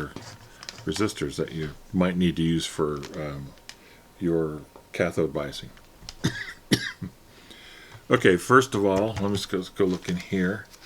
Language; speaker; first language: English; native; English